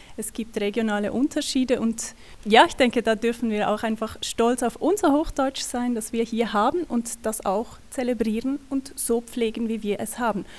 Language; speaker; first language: German; native; German